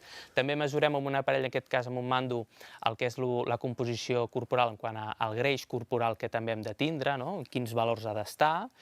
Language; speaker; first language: Catalan; native; Catalan